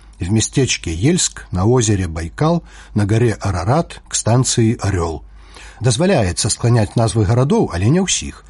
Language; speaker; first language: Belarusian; native; Belarusian